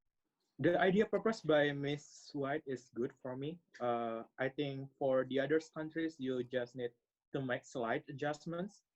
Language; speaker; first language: English; non-native, learner; Indonesian